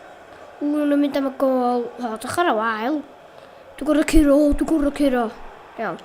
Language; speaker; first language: Welsh; native; Welsh